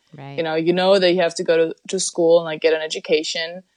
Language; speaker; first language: English; non-native, fluent; German